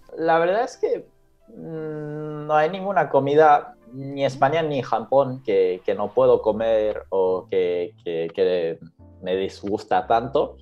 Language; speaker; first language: Spanish; non-native, fluent; Japanese